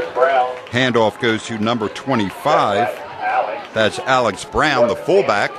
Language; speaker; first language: English; native; English